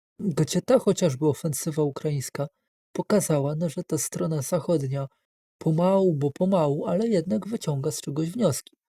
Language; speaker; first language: Polish; native; Polish